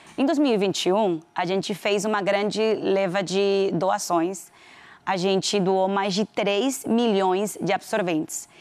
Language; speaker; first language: Portuguese; non-native, fluent; Spanish